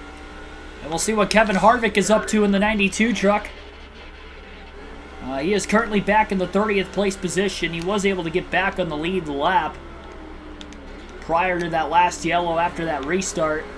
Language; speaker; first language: English; native; English